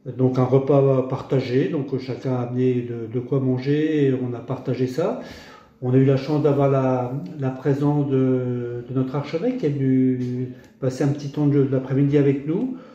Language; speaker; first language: French; native; French